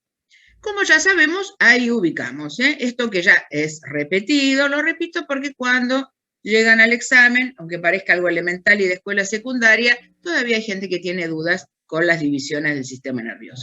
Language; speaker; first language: Spanish; native; Spanish